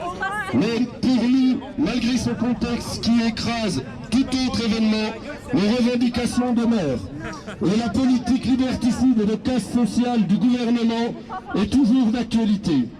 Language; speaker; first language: French; native; French